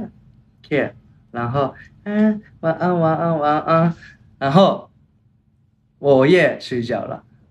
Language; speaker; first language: Chinese; non-native, learner; Japanese